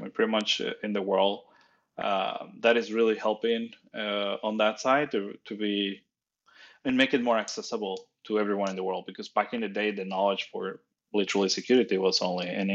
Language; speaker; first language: English; non-native, fluent; Spanish